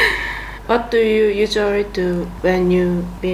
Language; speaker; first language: English; non-native, learner; Korean